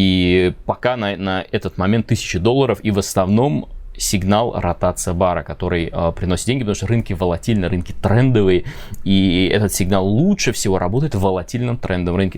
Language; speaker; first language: Russian; native; Russian